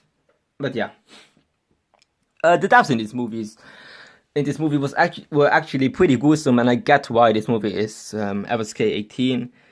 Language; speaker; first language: English; non-native, fluent; German